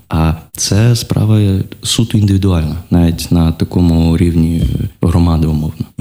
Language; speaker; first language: Ukrainian; non-native, local second language; Russian